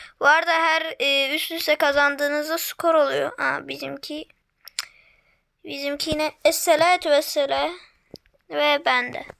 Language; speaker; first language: Turkish; native; Turkish